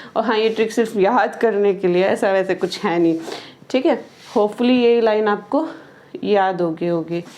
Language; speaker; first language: Hindi; native; Hindi